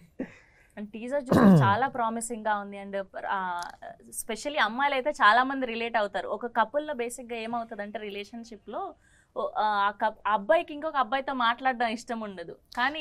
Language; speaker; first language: Telugu; native; Telugu